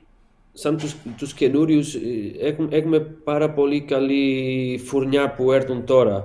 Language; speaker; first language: Greek; non-native, learner; Portuguese